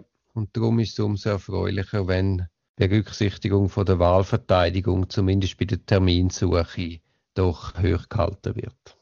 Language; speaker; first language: German; native; German